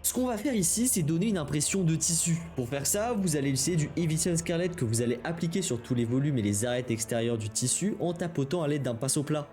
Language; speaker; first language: French; native; French